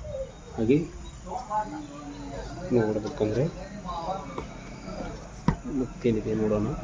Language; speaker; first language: Kannada; native; Kannada